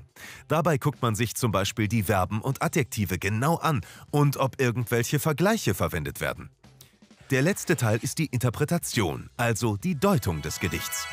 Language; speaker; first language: German; native; German